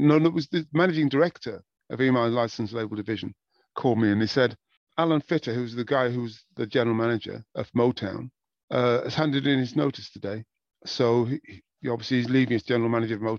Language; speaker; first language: English; native; English